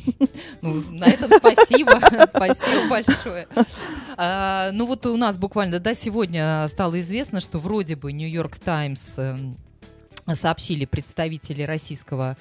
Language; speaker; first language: Russian; native; Russian